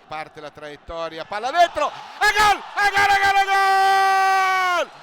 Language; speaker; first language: Italian; native; Italian